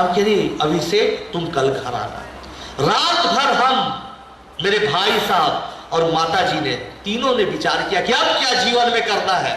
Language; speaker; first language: Hindi; native; Hindi